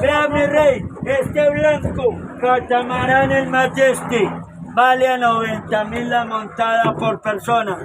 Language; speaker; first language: Spanish; native; Spanish